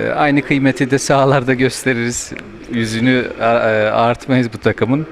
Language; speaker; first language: Turkish; native; Turkish